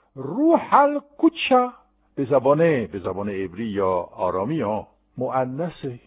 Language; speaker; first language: Persian; non-native, fluent; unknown